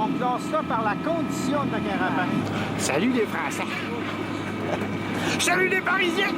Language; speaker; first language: French; native; French